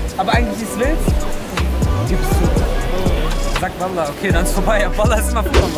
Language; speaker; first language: German; early bilingual, other home language; Turkish